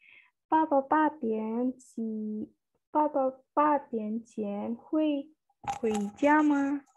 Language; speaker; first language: Chinese; non-native, fluent; Indonesian